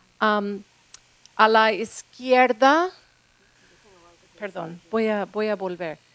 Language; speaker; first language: Spanish; non-native, fluent; English